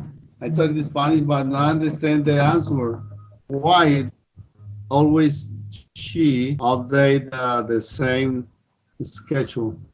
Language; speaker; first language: English; non-native, learner; Spanish